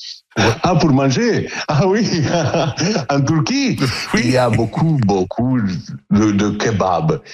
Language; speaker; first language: French; non-native, learner; Italian